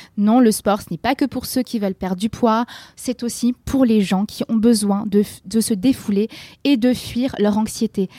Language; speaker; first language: French; native; French